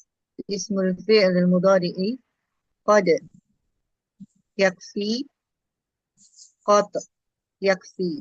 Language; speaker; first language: Arabic; non-native, learner; Indonesian